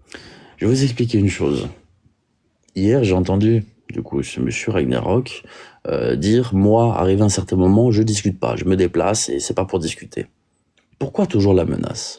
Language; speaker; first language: French; native; French